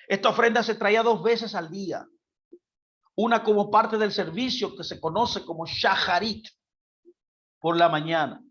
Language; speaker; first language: Spanish; native; Spanish